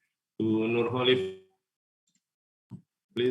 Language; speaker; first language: English; non-native, learner; Indonesian